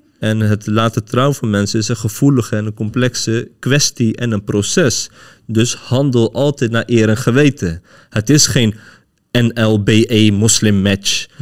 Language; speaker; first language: Dutch; early bilingual, other home language; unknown